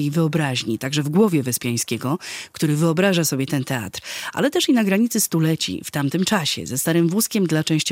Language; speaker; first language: Polish; native; Polish